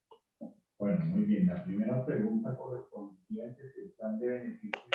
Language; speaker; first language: Spanish; native; Spanish